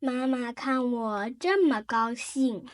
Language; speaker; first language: Chinese; non-native, learner; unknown